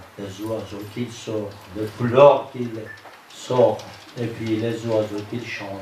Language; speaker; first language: French; non-native, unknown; Persian